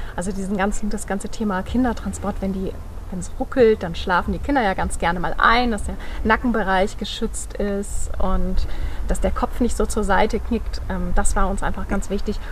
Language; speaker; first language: German; native; German